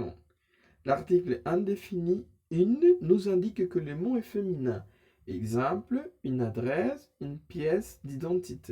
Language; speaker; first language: French; non-native, fluent; Spanish